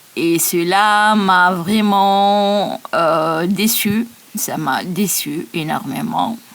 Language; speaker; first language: French; non-native, local second language; Arabic